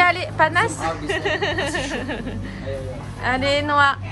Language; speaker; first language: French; non-native, learner; Indonesian